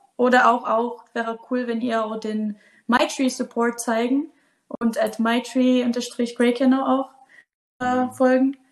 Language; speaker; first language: German; non-native, fluent; Portuguese